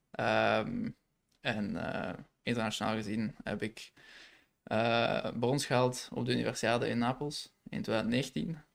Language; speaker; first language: Dutch; native; Dutch